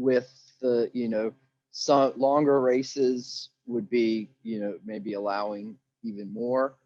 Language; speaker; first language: English; native; English